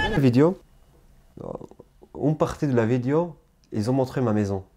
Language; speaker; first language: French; non-native, fluent; Kurdish